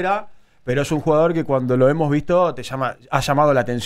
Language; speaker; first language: Spanish; native; Spanish